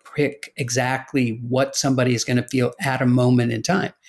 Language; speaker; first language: English; native; English